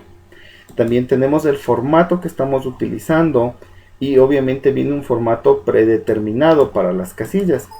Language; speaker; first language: Spanish; native; Spanish